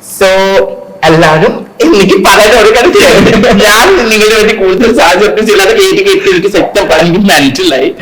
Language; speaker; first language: Malayalam; non-native, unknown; Assamese